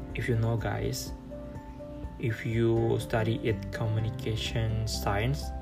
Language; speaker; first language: English; non-native, learner; Indonesian